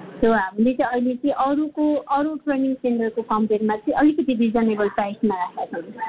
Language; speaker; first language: Nepali; non-native, local second language; Sherpa